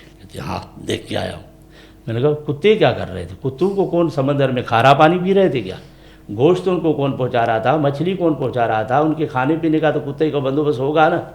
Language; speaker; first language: Urdu; non-native, local second language; Sindhi